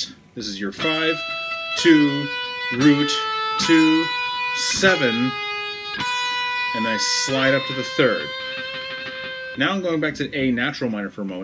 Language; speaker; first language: English; native; English